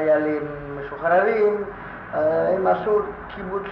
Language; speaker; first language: Hebrew; non-native, fluent; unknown